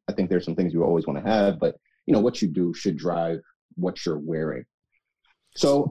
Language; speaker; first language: English; native; English